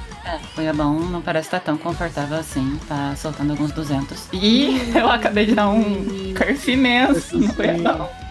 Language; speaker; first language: Portuguese; native; Portuguese